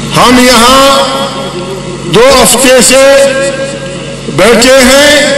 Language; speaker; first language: Urdu; non-native, local second language; Pashto